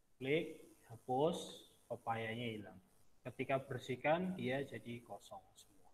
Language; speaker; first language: Indonesian; non-native, local second language; Javanese